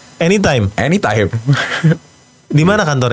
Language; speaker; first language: Indonesian; native; Indonesian